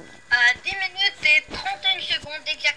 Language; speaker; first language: French; native; French